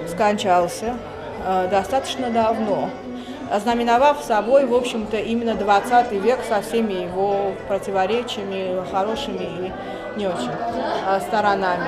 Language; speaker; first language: Russian; native; Russian